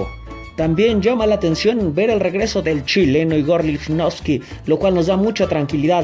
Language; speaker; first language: Spanish; native; Spanish